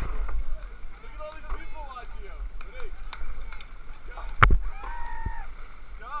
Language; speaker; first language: English; native; English